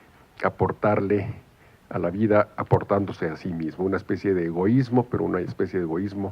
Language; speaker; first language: Spanish; native; Spanish